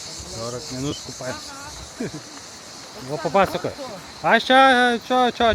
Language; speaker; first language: Russian; non-native, fluent; Lithuanian